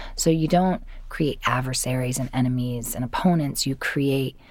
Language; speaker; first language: English; native; English